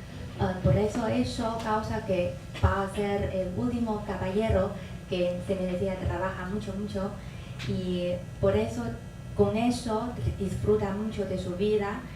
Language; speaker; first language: Spanish; non-native, fluent; Chinese